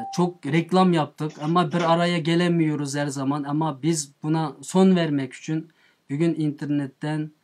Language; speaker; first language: Turkish; non-native, fluent; Uyghur